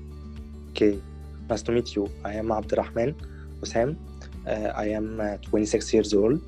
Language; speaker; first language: English; non-native, learner; Arabic